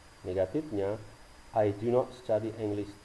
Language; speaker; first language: English; non-native, learner; Indonesian